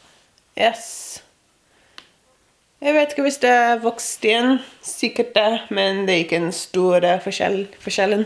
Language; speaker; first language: Norwegian; non-native, fluent; English